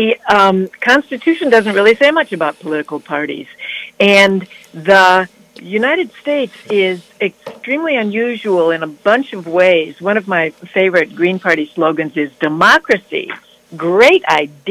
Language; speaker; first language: English; native; English